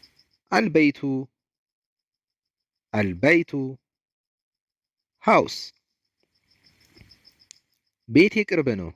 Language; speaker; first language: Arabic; non-native, fluent; Amharic